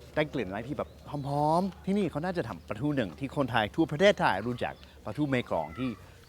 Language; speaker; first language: Thai; non-native, fluent; English